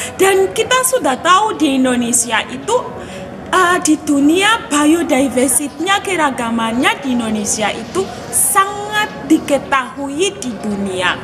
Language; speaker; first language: Indonesian; non-native, fluent; Shona